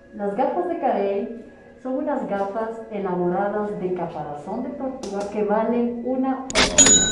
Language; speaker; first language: Spanish; native; Spanish